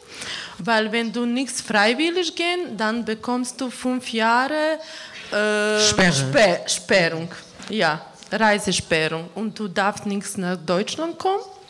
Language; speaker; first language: German; non-native, learner; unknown